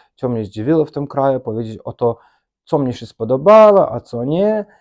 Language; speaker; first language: Polish; non-native, learner; Azerbaijani